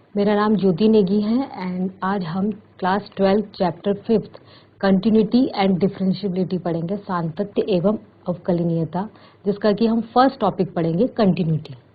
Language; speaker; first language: Hindi; native; Hindi